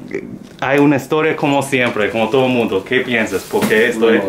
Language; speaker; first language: Spanish; non-native, learner; English